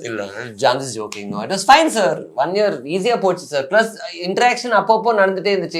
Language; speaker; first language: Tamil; non-native, fluent; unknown